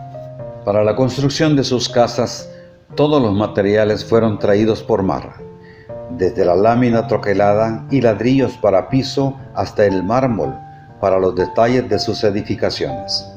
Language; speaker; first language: Spanish; native; Spanish